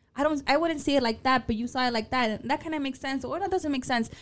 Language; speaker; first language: English; early bilingual, other home language; Spanish